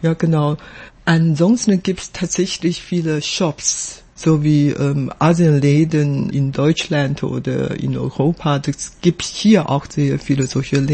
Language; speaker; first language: German; non-native, fluent; Chinese